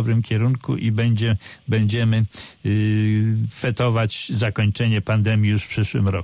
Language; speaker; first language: Polish; native; Polish